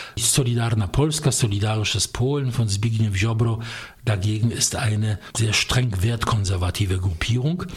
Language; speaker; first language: German; non-native, fluent; Polish